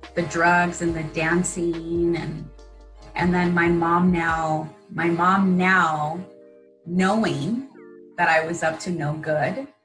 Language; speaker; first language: English; native; English